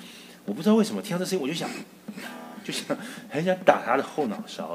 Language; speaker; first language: Chinese; native; Chinese